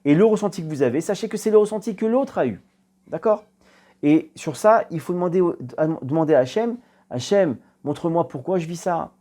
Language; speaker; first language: French; native; French